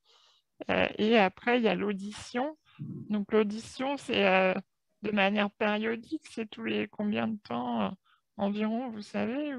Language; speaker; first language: French; native; French